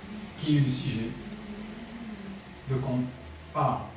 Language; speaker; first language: French; non-native, fluent; Arabic